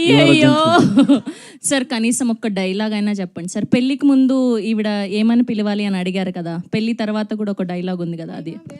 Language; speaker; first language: Telugu; native; Telugu